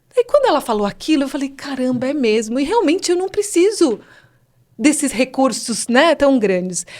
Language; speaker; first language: Portuguese; native; Portuguese